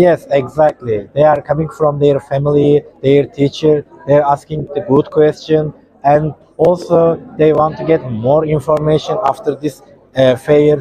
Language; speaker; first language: English; non-native, fluent; Turkish